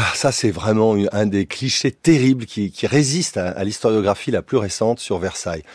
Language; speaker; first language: French; native; French